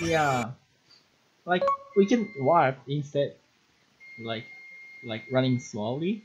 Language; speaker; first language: English; non-native, learner; Japanese